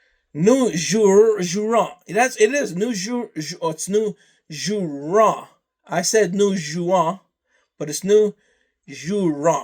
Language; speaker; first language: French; non-native, learner; English